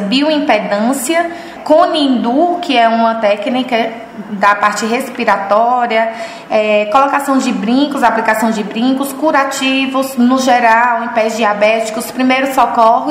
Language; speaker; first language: Portuguese; native; Portuguese